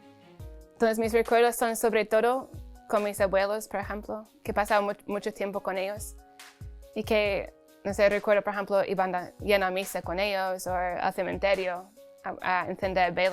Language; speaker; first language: Spanish; non-native, fluent; English